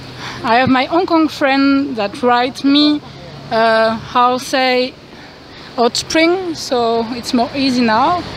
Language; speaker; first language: English; non-native, learner; French